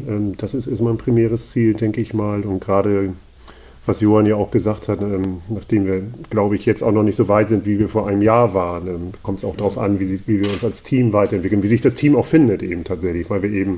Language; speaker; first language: German; native; German